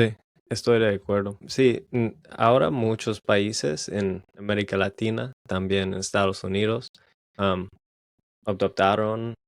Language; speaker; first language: Spanish; non-native, learner; English